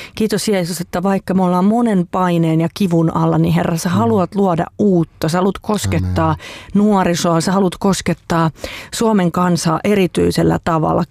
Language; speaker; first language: Finnish; native; Finnish